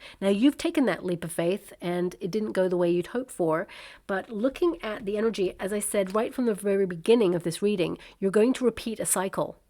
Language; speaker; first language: English; native; English